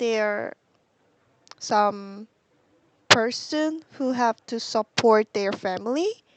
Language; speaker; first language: English; non-native, learner; Korean